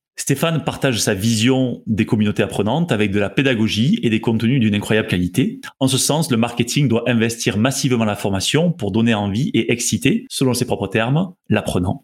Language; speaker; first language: French; native; French